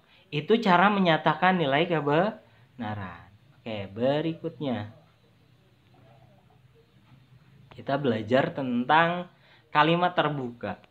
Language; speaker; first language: Indonesian; native; Indonesian